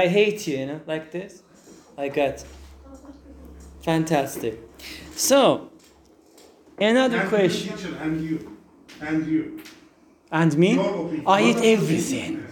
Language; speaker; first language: English; non-native, fluent; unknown